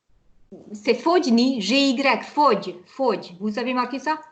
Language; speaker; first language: French; non-native, fluent; Hungarian